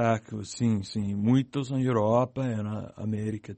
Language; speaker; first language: Portuguese; non-native, learner; English